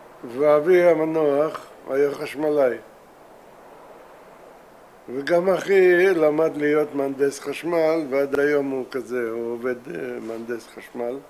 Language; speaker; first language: Hebrew; non-native, fluent; Russian